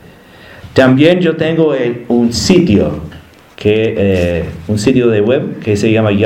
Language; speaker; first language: Spanish; non-native, learner; English